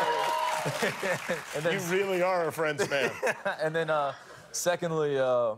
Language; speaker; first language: English; native; English